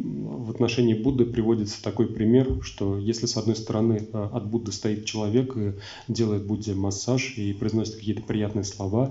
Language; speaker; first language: Russian; native; Russian